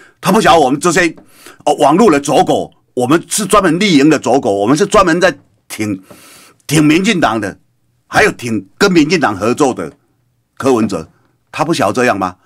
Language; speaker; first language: Chinese; native; Chinese